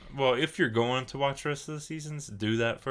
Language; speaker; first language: English; native; English